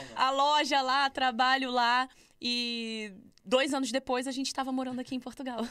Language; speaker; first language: Portuguese; native; Portuguese